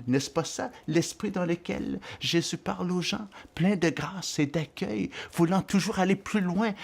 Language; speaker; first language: French; native; French